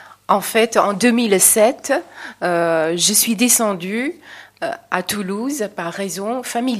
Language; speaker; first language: French; non-native, fluent; Chinese